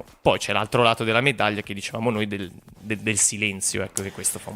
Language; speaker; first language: Italian; native; Italian